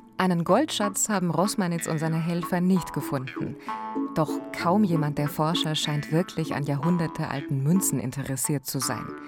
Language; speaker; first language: German; native; German